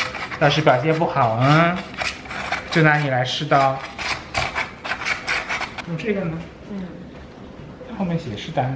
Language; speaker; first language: Chinese; native; Chinese